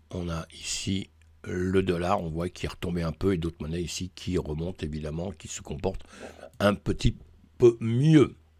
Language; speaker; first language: French; native; French